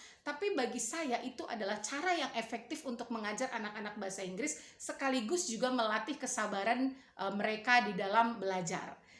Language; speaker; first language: Indonesian; native; Indonesian